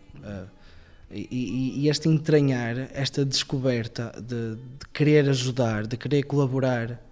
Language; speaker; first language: Portuguese; native; Portuguese